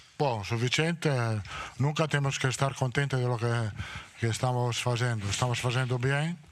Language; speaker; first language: Portuguese; non-native, learner; Italian